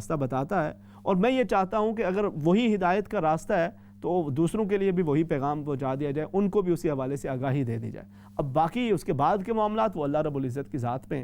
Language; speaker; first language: Urdu; native; Urdu